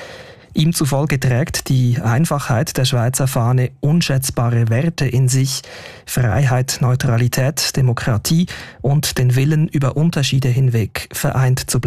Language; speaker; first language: German; native; German